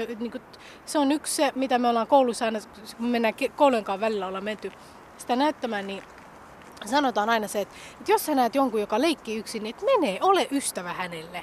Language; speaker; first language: Finnish; early bilingual, other home language; Somali